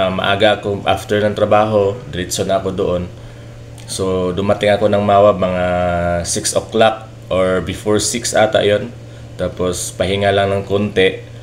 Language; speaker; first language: Filipino; non-native, local second language; Cebuano